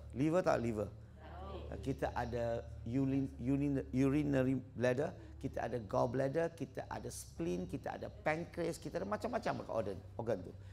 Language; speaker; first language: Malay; non-native, local second language; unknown